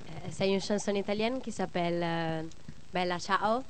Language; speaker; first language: French; non-native, learner; Italian